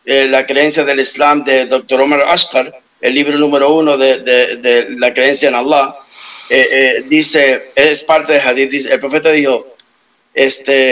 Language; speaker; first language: Spanish; native; Spanish